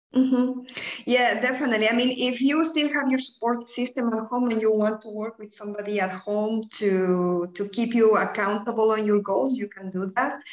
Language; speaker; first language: English; non-native, fluent; Spanish